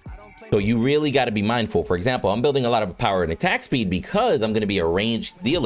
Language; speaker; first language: English; native; English